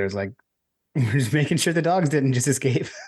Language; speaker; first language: English; native; English